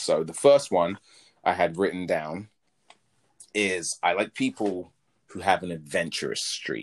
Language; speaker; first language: English; native; English